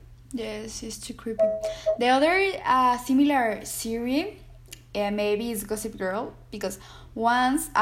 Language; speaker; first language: English; non-native, learner; Spanish